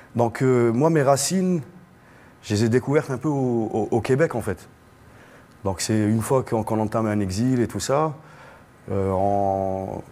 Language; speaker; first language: French; non-native, local second language; Arabic